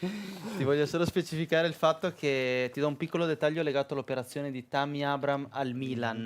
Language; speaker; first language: Italian; native; Italian